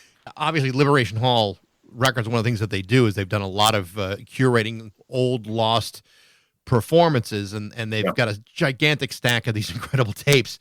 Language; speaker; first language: English; native; English